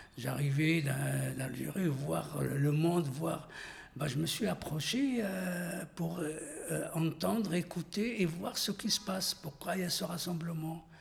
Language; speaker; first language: French; non-native, local second language; Arabic